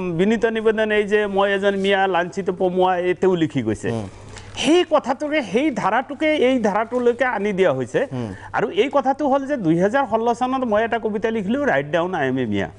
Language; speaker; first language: Assamese; non-native, local second language; Bangla